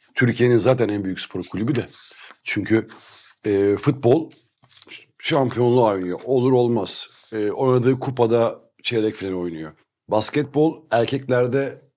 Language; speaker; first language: Turkish; native; Turkish